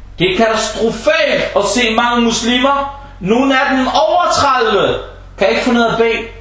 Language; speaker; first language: Danish; early bilingual, other home language; Arabic